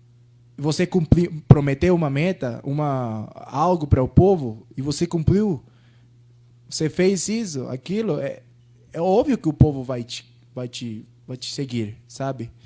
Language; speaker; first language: Portuguese; non-native, fluent; Spanish